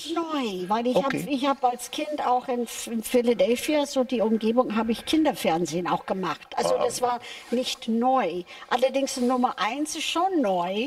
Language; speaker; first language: German; non-native, fluent; English